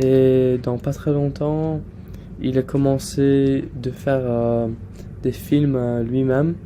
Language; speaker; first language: French; non-native, learner; English